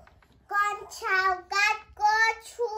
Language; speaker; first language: Vietnamese; early bilingual, heritage; Vietnamese